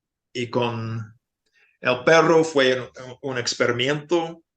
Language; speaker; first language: Spanish; non-native, fluent; English